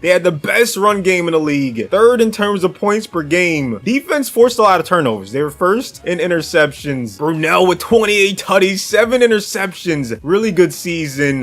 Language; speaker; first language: English; native; English